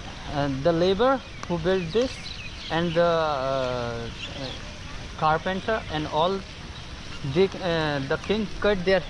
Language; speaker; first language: English; non-native, learner; Hindi